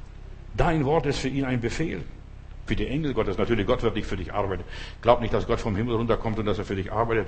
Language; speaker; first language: German; non-native, fluent; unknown